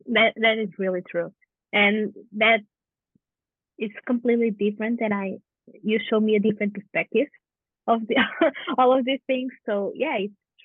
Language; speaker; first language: English; non-native, fluent; Portuguese